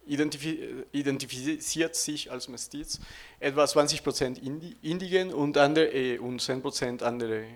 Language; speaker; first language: German; non-native, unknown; Spanish